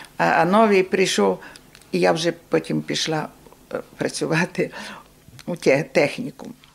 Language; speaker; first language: Ukrainian; native; Ukrainian